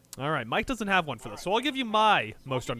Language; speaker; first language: English; native; English